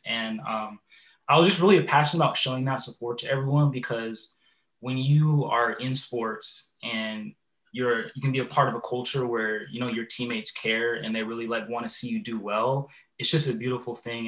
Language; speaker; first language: English; native; English